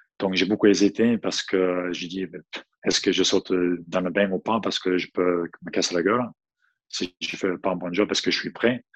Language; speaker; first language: French; non-native, fluent; English